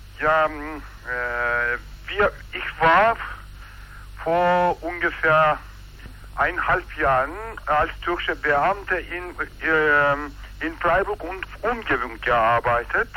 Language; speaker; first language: German; non-native, learner; Turkish